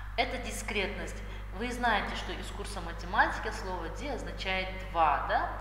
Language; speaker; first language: Russian; non-native, local second language; Kazakh